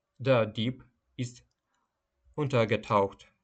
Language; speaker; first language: German; non-native, fluent; Ukrainian